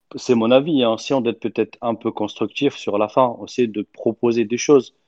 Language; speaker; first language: French; non-native, local second language; Arabic